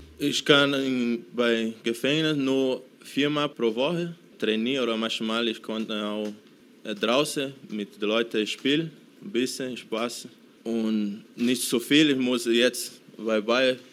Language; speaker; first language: German; non-native, learner; Portuguese